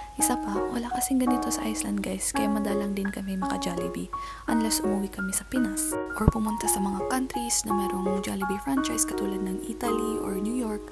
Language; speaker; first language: Filipino; non-native, local second language; Iloko